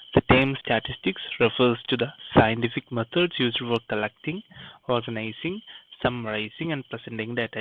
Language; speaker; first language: English; non-native, local second language; Malayalam